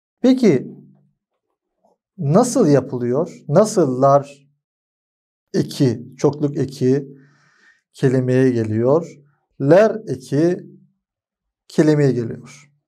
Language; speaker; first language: Turkish; non-native, fluent; Arabic